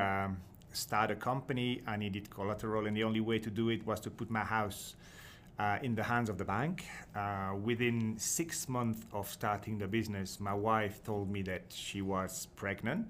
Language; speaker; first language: English; non-native, fluent; French